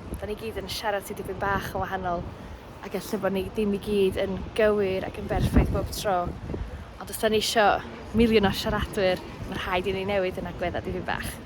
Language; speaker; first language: Welsh; native; Welsh